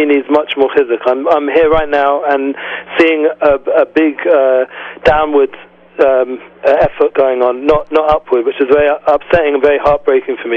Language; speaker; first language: English; native; English